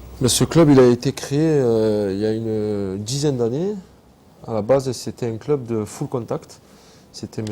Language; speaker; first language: French; native; French